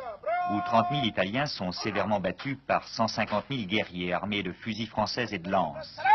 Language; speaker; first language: French; native; French